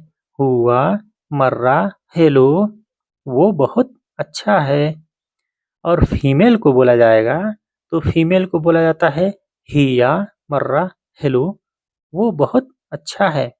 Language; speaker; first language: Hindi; native; Hindi